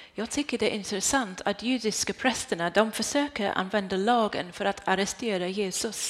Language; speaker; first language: Swedish; non-native, fluent; English